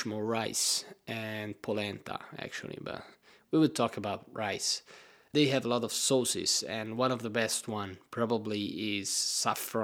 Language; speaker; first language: English; non-native, fluent; Italian